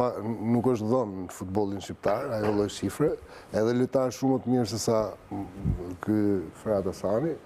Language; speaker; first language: Albanian; native; Albanian